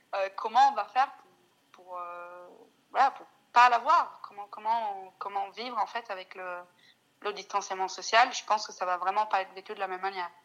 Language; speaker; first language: French; non-native, fluent; Italian